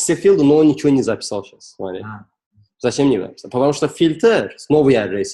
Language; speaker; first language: Russian; non-native, local second language; Azerbaijani